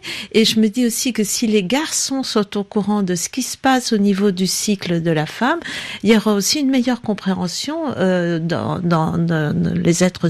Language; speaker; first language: French; native; French